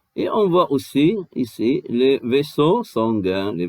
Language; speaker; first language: French; non-native, local second language; Arabic